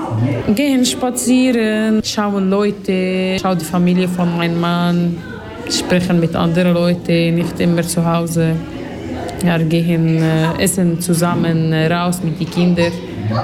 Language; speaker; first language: German; non-native, learner; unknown